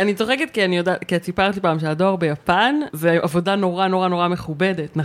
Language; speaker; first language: Hebrew; native; Hebrew